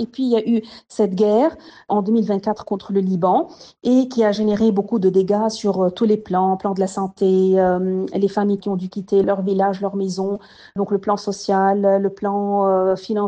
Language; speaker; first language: French; non-native, local second language; Arabic